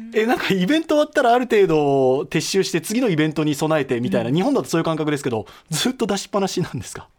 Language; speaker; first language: Japanese; native; Japanese